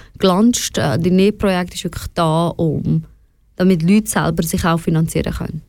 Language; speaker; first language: German; early bilingual, other home language; Persian